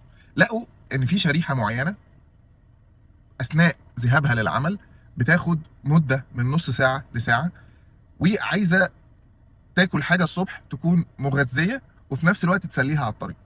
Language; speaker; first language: Arabic; native; Arabic